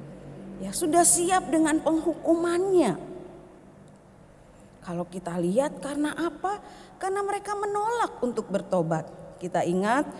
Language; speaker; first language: Indonesian; native; Indonesian